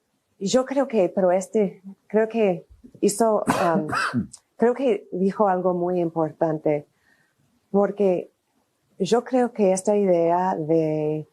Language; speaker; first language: Spanish; non-native, fluent; English